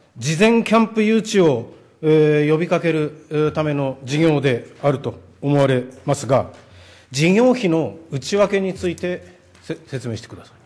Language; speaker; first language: Japanese; native; Japanese